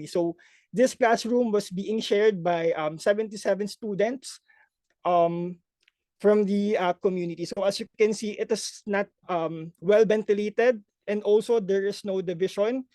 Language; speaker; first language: English; non-native, local second language; Filipino